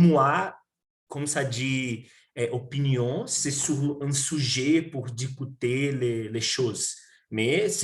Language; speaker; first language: French; non-native, learner; Portuguese